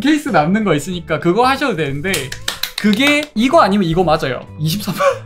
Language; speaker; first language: Korean; native; Korean